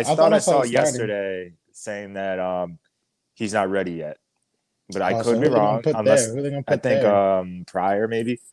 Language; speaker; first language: English; native; English